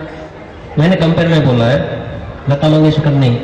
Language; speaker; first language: Hindi; non-native, local second language; Marathi